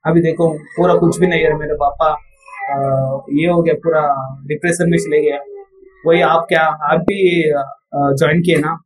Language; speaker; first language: Hindi; non-native, local second language; Telugu